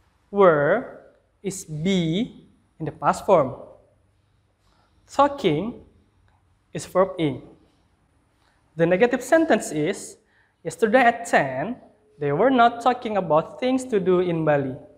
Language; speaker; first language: English; non-native, fluent; Indonesian